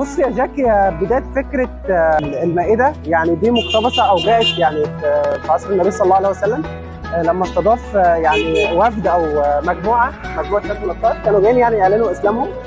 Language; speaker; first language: Arabic; native; Arabic